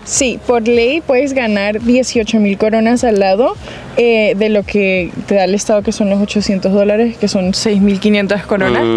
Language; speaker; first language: Spanish; early bilingual, heritage; Spanish